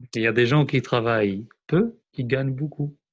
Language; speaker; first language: French; non-native, fluent; Albanian